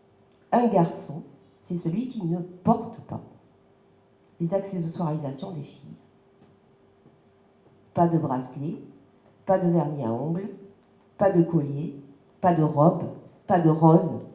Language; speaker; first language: French; native; French